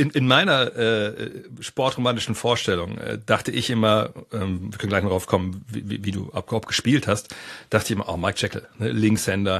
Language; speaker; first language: German; native; German